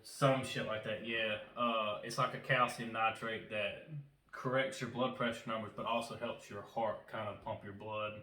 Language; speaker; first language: English; native; English